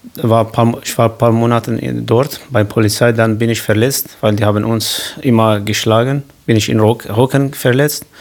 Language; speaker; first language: German; non-native, learner; Kurdish